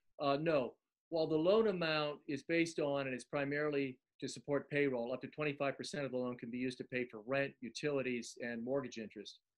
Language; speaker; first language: English; native; English